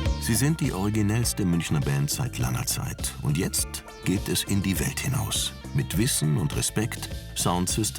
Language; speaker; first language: German; native; German